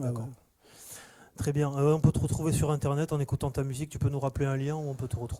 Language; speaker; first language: French; native; French